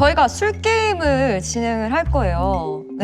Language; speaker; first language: Korean; native; Korean